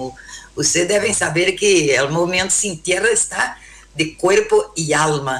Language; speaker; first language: Spanish; non-native, learner; Portuguese